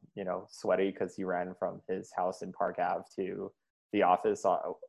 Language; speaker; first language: English; early bilingual, other home language; Indonesian